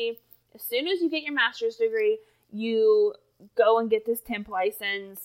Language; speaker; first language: English; native; English